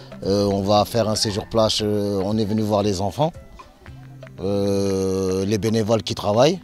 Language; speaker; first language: French; native; French